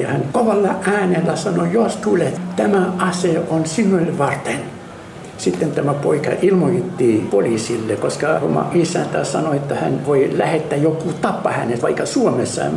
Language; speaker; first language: Finnish; non-native, fluent; Arabic